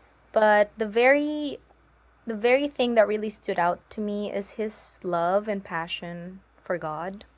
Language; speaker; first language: English; non-native, local second language; Filipino